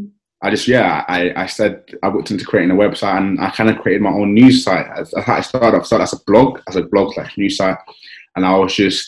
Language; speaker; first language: English; native; English